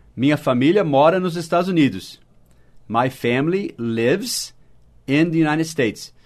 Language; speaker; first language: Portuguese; non-native, fluent; English